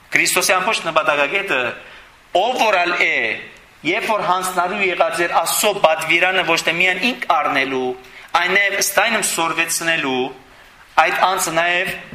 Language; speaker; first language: Armenian; early bilingual, heritage; Armenian